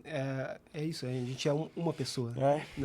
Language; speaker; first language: Portuguese; native; Portuguese